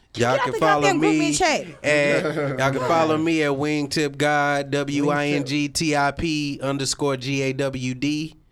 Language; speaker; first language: English; native; English